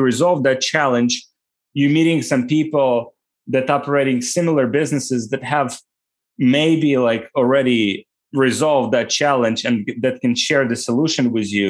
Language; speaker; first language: English; non-native, fluent; Ukrainian